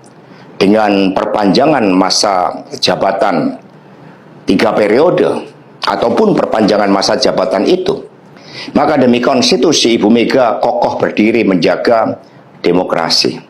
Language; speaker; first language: Indonesian; native; Indonesian